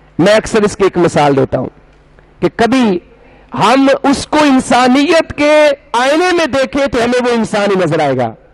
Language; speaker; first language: Urdu; non-native, local second language; Punjabi